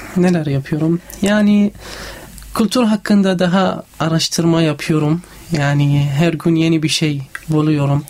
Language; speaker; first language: Turkish; non-native, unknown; Arabic